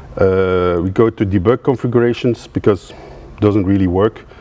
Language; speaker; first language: English; non-native, fluent; Dutch